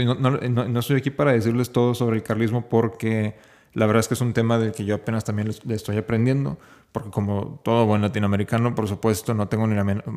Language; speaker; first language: Spanish; native; Spanish